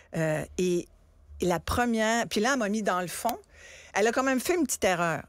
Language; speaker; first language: French; early bilingual, other home language; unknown